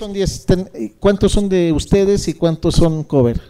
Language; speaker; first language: Spanish; native; Spanish